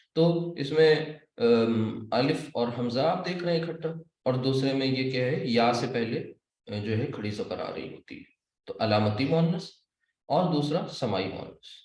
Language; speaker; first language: Urdu; native; Urdu